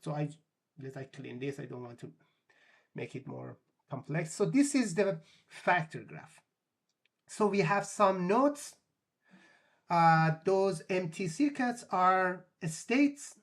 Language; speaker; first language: English; non-native, fluent; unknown